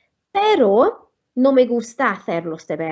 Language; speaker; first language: Spanish; non-native, fluent; Welsh